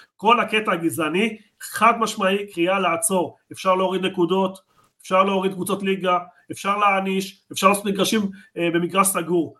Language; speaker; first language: Hebrew; native; Hebrew